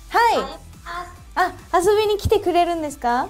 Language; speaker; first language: Japanese; native; Japanese